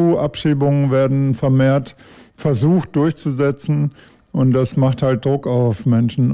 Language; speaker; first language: German; native; German